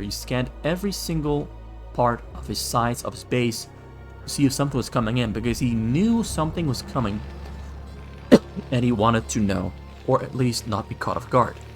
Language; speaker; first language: English; native; English